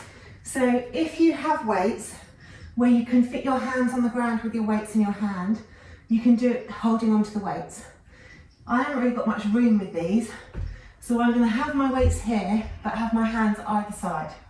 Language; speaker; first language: English; native; English